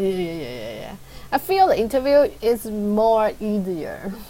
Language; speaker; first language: English; non-native, learner; Chinese